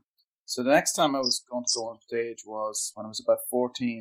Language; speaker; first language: English; native; English